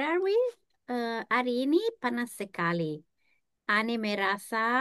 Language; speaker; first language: Indonesian; non-native, learner; English